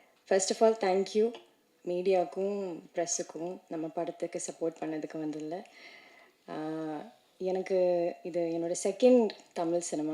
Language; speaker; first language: Tamil; non-native, learner; Malayalam